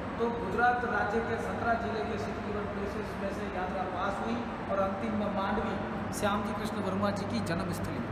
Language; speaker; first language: Hindi; non-native, local second language; Gujarati